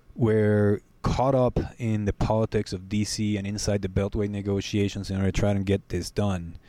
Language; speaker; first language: English; non-native, fluent; Spanish